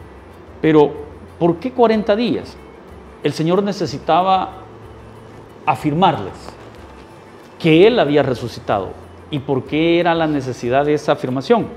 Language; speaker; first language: Spanish; native; Spanish